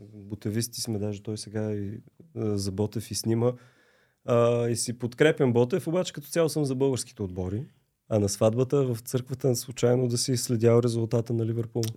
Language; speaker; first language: Bulgarian; native; Bulgarian